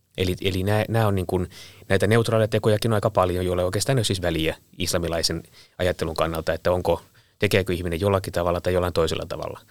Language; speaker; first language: Finnish; native; Finnish